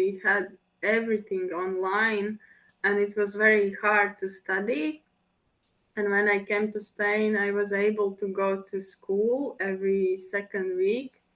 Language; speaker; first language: English; non-native, fluent; Latvian